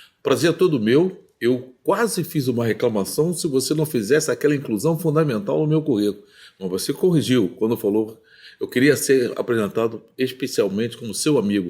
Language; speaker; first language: Portuguese; native; Portuguese